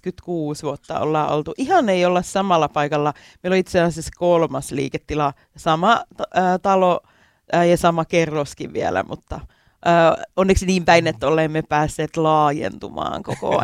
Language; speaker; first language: Finnish; native; Finnish